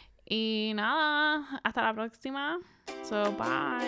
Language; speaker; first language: Spanish; early bilingual, other home language; English